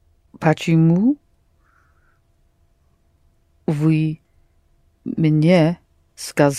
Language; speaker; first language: Russian; non-native, learner; English